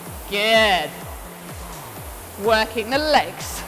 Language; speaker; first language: English; native; English